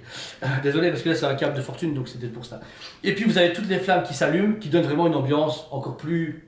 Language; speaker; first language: French; native; French